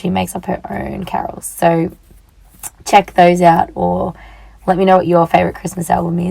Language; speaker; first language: English; native; English